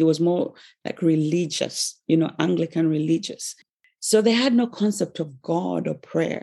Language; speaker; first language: English; non-native, local second language; Ganda